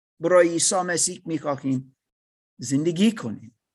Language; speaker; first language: Persian; non-native, learner; English